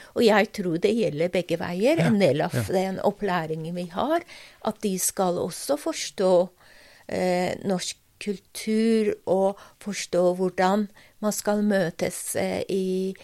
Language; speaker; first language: Norwegian; non-native, fluent; Persian